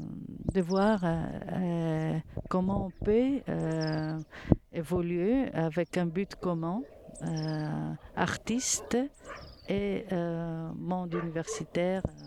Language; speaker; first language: French; non-native, fluent; Greek